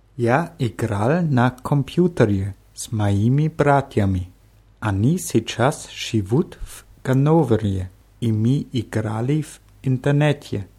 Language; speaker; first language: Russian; non-native, learner; German